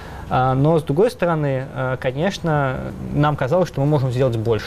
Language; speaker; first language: Russian; native; Russian